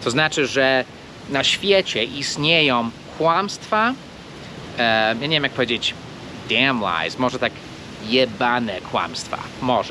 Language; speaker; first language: Polish; non-native, fluent; English